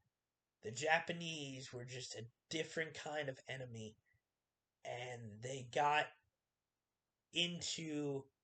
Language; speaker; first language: English; native; English